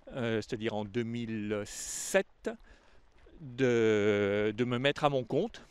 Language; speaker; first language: French; native; French